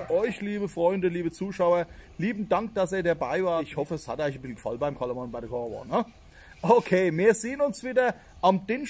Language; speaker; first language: German; native; German